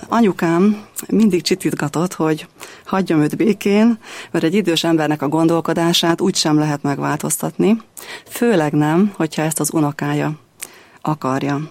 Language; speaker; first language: Hungarian; native; Hungarian